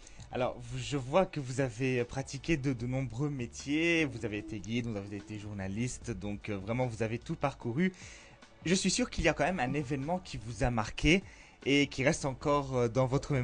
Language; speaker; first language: French; native; French